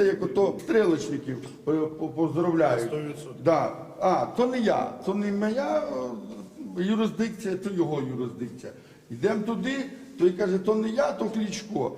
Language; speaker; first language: Ukrainian; native; Ukrainian